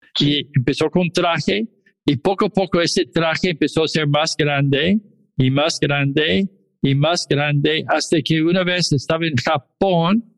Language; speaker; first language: Spanish; non-native, fluent; English